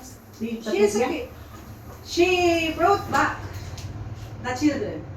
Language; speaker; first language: English; non-native, local second language; Filipino